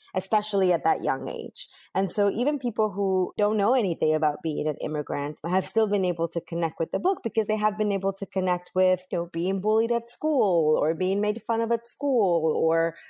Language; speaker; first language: English; early bilingual, other home language; Spanish